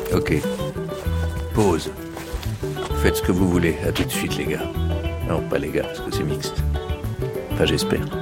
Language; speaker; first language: French; native; French